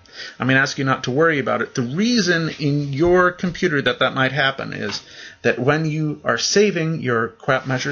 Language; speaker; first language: English; native; English